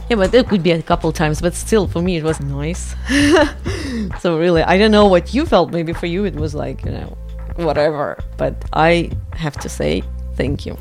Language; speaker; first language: English; non-native, fluent; Russian